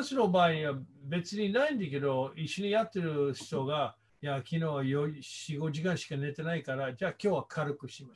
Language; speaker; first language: Japanese; non-native, fluent; English